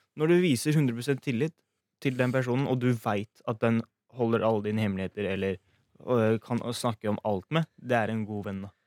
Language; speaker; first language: Norwegian; early bilingual, other home language; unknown